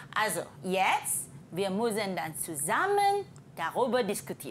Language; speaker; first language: German; non-native, learner; Malay